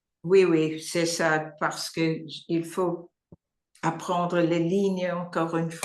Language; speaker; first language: French; non-native, learner; English